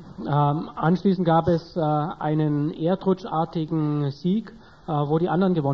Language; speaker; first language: German; native; German